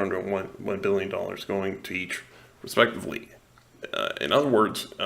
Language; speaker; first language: English; non-native, local second language; Spanish